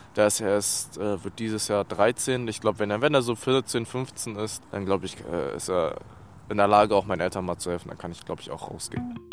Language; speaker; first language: German; early bilingual, other home language; Vietnamese